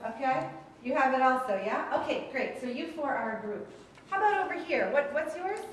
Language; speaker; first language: English; native; English